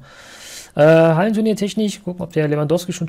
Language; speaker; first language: German; native; German